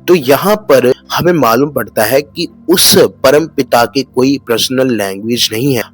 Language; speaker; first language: Hindi; non-native, local second language; Punjabi